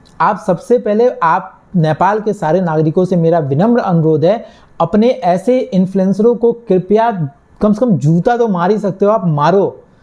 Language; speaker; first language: Hindi; native; Hindi